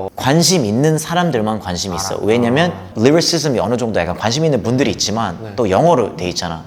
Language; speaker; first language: Korean; early bilingual, heritage; Korean